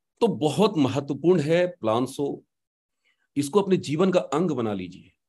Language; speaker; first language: Hindi; native; Hindi